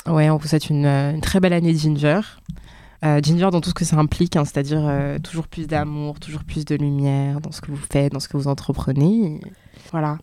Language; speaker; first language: French; early bilingual, other home language; Lingala